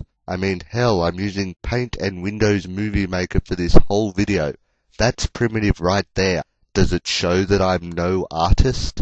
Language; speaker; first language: English; native; English